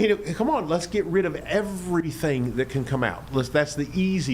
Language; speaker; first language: English; native; English